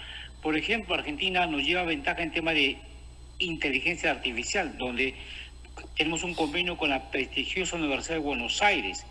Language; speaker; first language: Spanish; native; Spanish